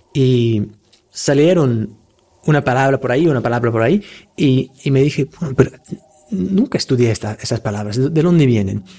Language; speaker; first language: Spanish; non-native, fluent; English